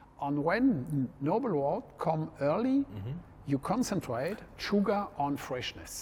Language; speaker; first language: English; non-native, learner; French